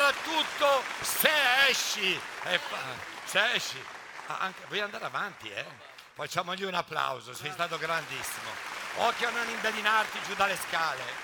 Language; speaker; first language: Italian; native; Italian